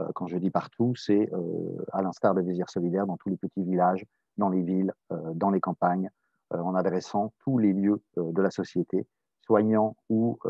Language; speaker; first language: French; native; French